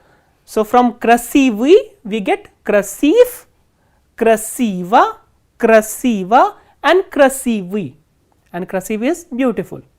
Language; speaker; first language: Russian; non-native, fluent; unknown